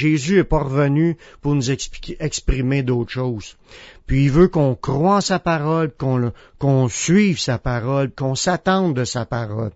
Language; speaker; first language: French; native; French